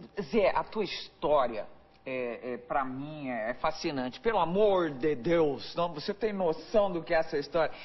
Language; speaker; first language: Portuguese; native; Portuguese